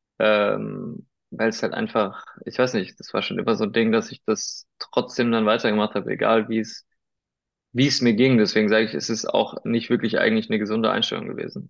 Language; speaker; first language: German; early bilingual, other home language; Spanish